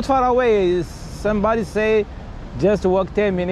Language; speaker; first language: English; non-native, learner; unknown